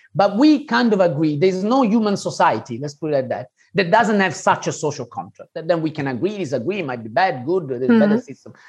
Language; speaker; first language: English; non-native, fluent; Italian